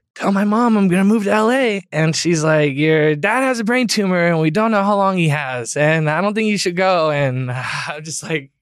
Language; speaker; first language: English; native; English